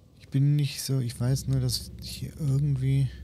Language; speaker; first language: German; native; German